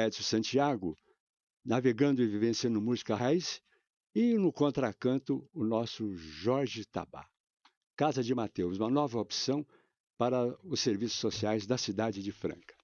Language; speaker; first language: Portuguese; native; Portuguese